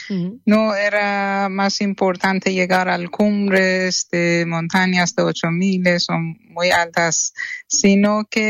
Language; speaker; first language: Spanish; non-native, fluent; Persian